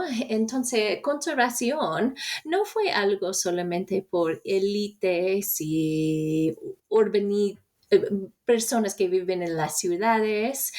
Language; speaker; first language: Spanish; non-native, fluent; English